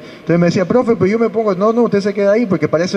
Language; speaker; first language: Spanish; native; Spanish